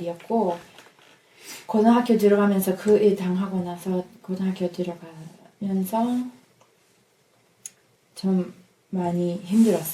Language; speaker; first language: Korean; non-native, fluent; English